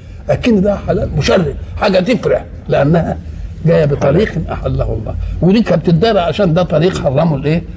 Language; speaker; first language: Arabic; native; Arabic